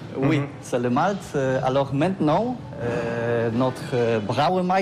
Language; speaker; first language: French; non-native, learner; Polish